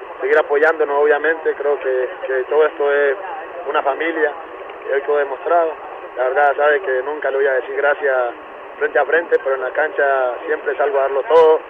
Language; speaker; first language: Spanish; native; Spanish